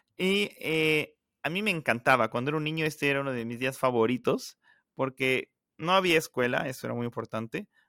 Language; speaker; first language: Spanish; native; Spanish